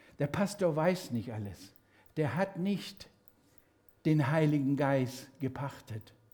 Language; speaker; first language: German; non-native, fluent; Spanish